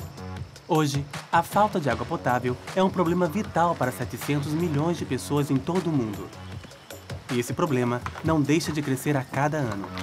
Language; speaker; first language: Portuguese; native; Portuguese